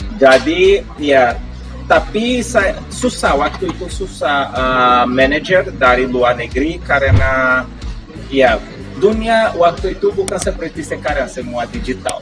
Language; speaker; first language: Indonesian; non-native, fluent; Portuguese